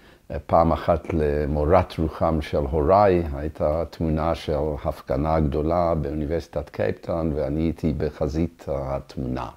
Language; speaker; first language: Hebrew; non-native, fluent; English